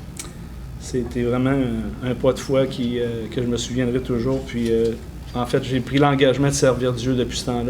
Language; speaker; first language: French; native; French